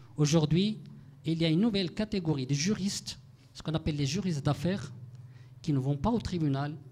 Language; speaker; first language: French; non-native, local second language; Arabic